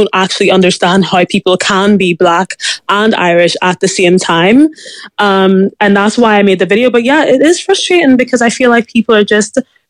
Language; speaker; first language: English; native; English